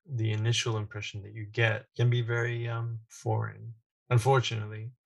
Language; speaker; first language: English; native; English